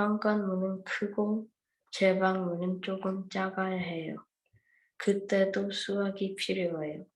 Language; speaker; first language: Korean; early bilingual, heritage; Korean